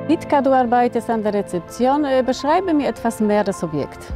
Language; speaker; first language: German; non-native, fluent; Polish